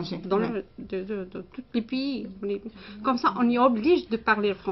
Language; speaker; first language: French; non-native, learner; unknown